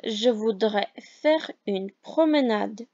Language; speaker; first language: French; non-native, fluent; Armenian